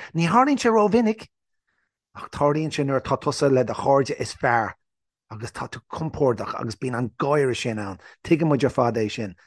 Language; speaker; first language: Irish; non-native, local second language; English